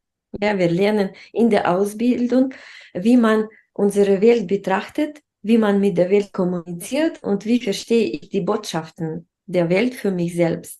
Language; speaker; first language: German; non-native, fluent; Russian